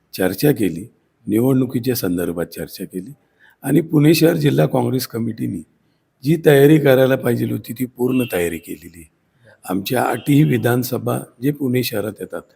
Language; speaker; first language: Marathi; native; Marathi